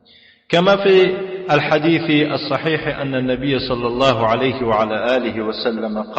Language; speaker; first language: Arabic; non-native, fluent; Tajik